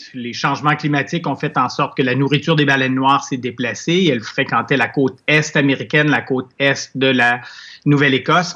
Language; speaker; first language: French; native; French